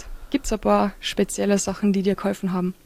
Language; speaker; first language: German; native; German